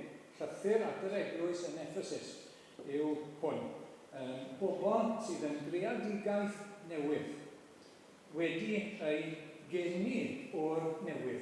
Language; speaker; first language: Welsh; native; Welsh